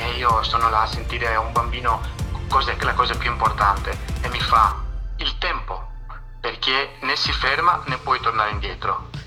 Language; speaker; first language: Italian; non-native, fluent; Greek